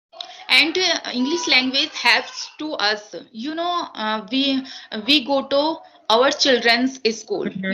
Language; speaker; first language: English; non-native, learner; Hindi